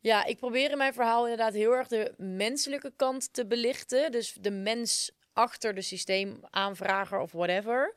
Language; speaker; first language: Dutch; native; Dutch